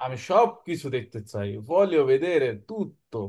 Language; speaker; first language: Italian; non-native, fluent; Bangla